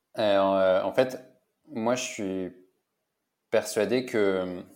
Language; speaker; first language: French; native; French